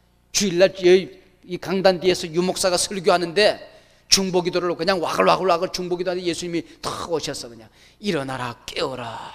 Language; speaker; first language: Korean; native; Korean